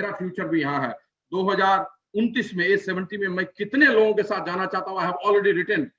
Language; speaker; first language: Hindi; native; Hindi